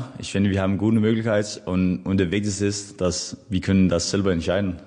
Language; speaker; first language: German; non-native, fluent; Danish